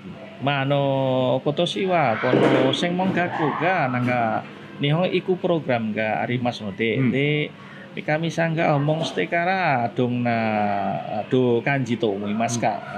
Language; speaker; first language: Japanese; non-native, fluent; Indonesian